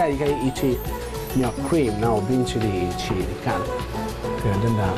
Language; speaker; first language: Chinese; non-native, fluent; Italian